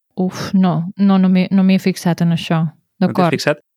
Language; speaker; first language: Catalan; native; Catalan